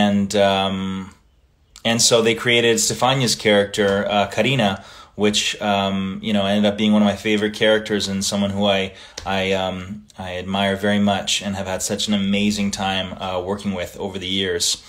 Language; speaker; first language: English; early bilingual, other home language; Italian